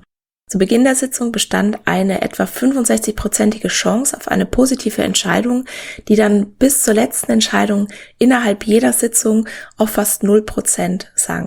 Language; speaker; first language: German; native; German